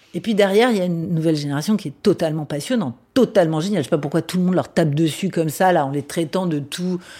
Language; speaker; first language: French; native; French